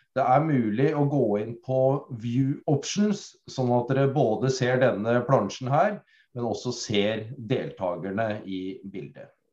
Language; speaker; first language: Norwegian; native; Norwegian